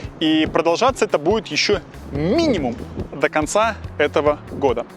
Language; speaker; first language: Russian; native; Russian